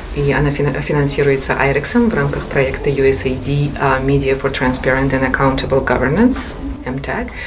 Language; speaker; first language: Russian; non-native, fluent; Georgian